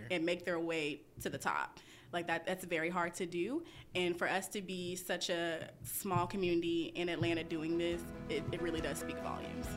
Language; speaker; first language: English; native; English